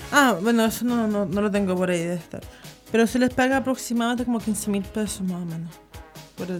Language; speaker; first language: Spanish; native; Spanish